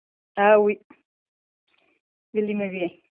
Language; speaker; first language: French; non-native, learner; Portuguese